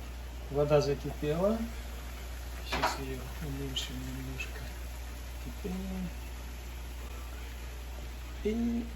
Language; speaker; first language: Russian; native; Russian